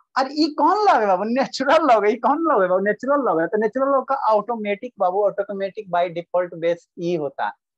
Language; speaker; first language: Hindi; native; Hindi